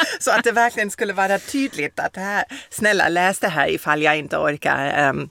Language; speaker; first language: Swedish; non-native, fluent; German